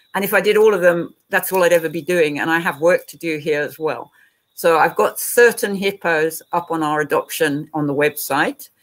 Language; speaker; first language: English; native; English